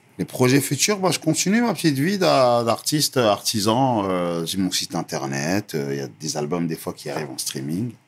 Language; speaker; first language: French; early bilingual, other home language; Lingala